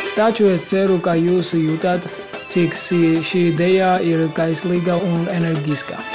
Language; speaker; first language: Latvian; non-native, learner; Georgian